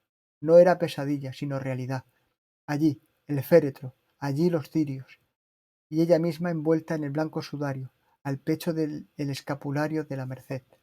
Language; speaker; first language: Spanish; native; Spanish